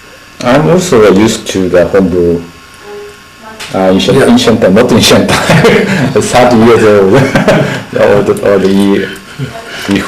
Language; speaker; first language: English; non-native, learner; Japanese